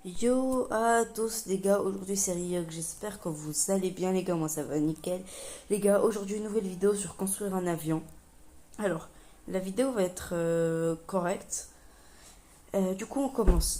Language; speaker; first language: French; native; French